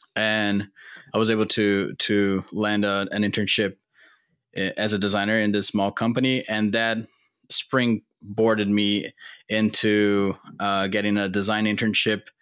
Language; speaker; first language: English; non-native, fluent; Portuguese